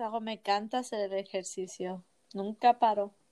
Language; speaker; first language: Spanish; early bilingual, heritage; Spanish